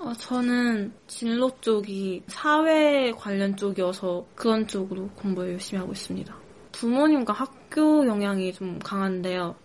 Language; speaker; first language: Korean; early bilingual, other home language; Chinese